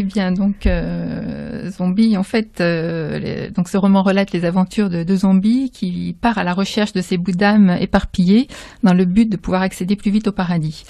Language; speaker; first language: French; native; French